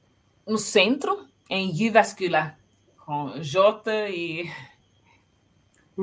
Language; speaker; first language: Portuguese; non-native, fluent; Finnish